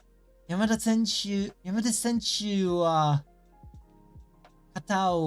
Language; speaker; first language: Japanese; non-native, learner; English